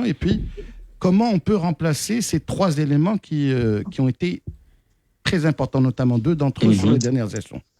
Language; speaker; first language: French; non-native, local second language; Arabic